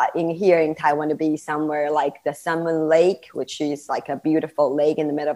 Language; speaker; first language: English; non-native, fluent; Chinese